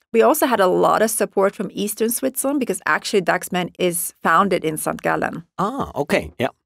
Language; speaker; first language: English; non-native, fluent; Swedish